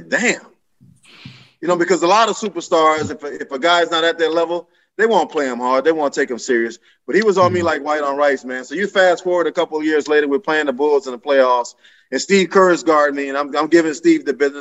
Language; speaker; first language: English; native; English